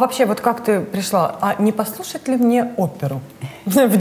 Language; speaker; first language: Russian; native; Russian